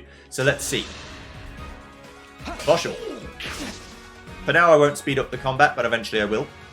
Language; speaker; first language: English; native; English